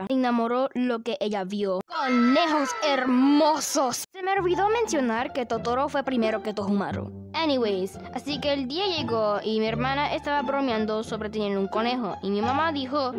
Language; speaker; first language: Spanish; early bilingual, heritage; Spanish